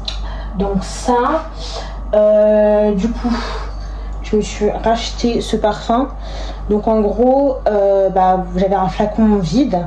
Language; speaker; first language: French; native; French